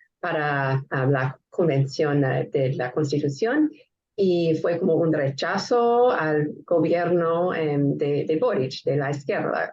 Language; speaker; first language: Spanish; non-native, fluent; English